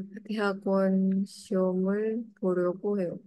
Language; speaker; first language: Korean; non-native, learner; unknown